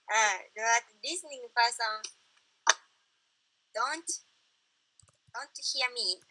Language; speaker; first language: English; non-native, learner; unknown